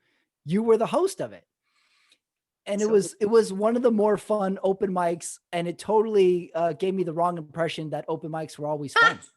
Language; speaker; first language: English; native; English